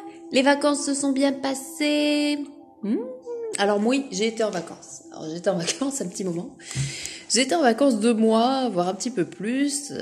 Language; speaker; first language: French; native; French